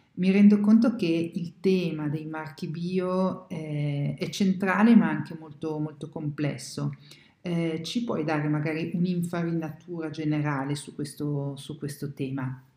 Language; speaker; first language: Italian; native; Italian